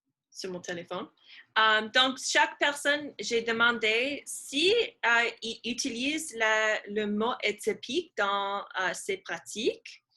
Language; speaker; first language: French; non-native, learner; English